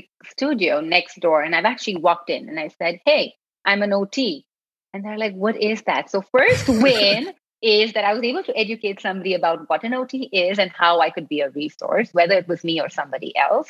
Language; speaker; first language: English; non-native, local second language; Gujarati